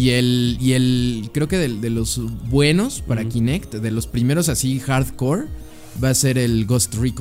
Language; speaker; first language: Spanish; native; Spanish